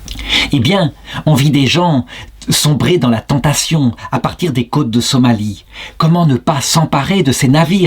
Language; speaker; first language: French; native; French